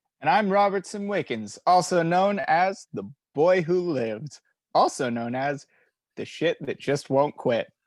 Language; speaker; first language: English; native; English